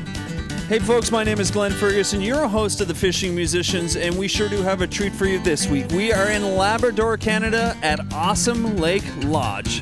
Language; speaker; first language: English; native; English